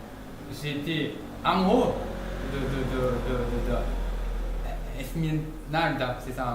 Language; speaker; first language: French; non-native, fluent; Chinese